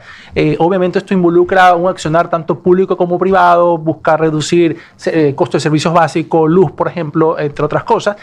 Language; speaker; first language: Spanish; native; Spanish